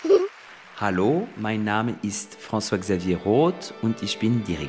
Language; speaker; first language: German; non-native, fluent; French